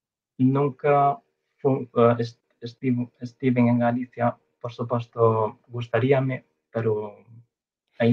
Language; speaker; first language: Portuguese; non-native, fluent; Chinese